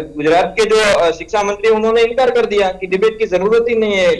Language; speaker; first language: Hindi; non-native, local second language; Gujarati